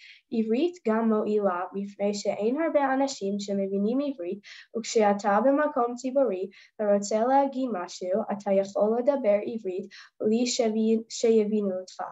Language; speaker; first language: Hebrew; non-native, learner; English